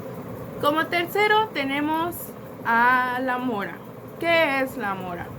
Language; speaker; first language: Spanish; native; Spanish